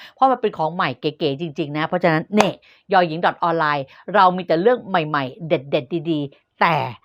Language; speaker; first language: Thai; native; Thai